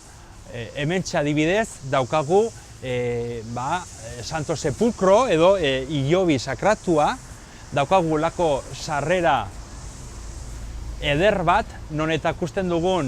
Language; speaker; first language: Basque; native; Basque